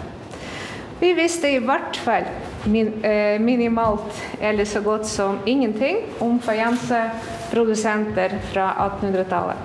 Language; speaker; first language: Norwegian; non-native, fluent; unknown